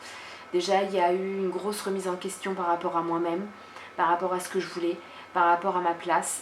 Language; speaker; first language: French; native; French